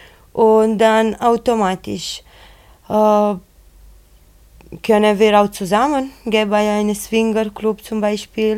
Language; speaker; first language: German; non-native, learner; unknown